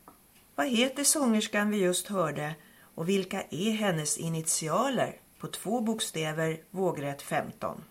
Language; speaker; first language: Swedish; native; Swedish